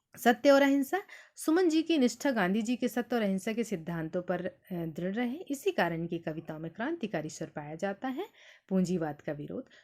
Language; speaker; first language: Hindi; native; Hindi